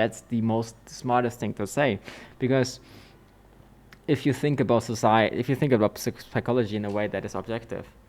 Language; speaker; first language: English; non-native, fluent; German